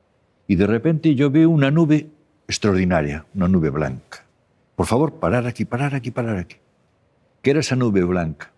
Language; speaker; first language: Spanish; native; Spanish